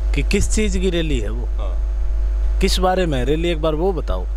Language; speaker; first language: Hindi; native; Hindi